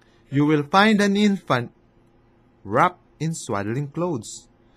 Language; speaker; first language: English; non-native, fluent; Chinese